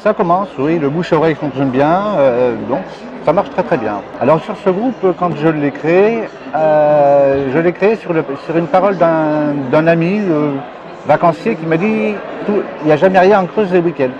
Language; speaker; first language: French; native; French